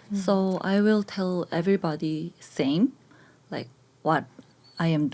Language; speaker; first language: English; non-native, learner; Korean